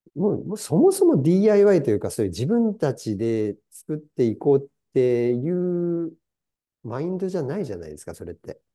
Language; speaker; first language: Japanese; native; Japanese